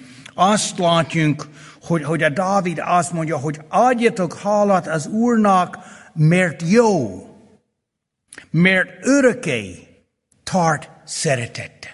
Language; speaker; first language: Hungarian; early bilingual, heritage; Hungarian